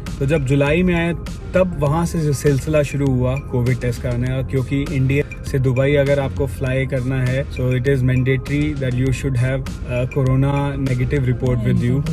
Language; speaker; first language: Hindi; native; Hindi